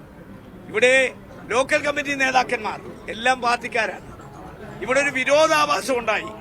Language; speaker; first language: Malayalam; native; Malayalam